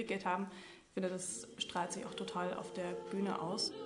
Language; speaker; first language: German; native; German